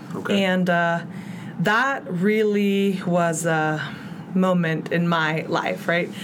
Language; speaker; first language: English; early bilingual, other home language; Spanish